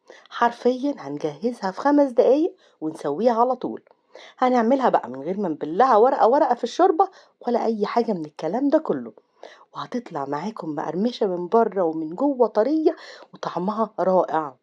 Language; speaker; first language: Arabic; native; Arabic